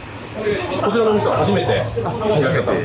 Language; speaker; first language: Japanese; native; Japanese